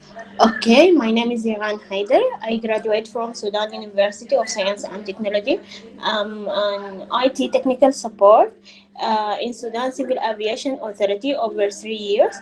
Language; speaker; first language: English; non-native, learner; Arabic